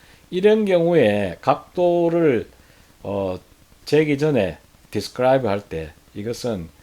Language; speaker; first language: Korean; native; Korean